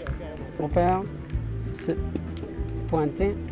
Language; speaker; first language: French; non-native, learner; English